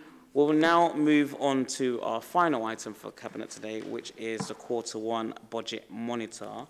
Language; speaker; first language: English; native; English